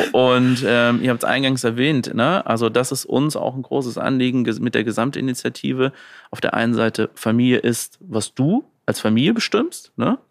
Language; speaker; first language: German; native; German